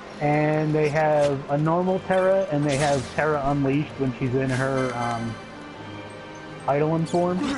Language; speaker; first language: English; native; English